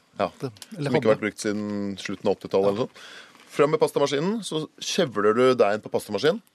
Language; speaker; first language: Norwegian; native; Norwegian